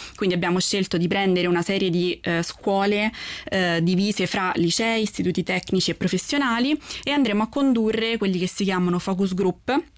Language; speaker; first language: Italian; native; Italian